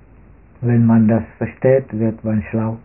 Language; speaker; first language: German; non-native, fluent; Czech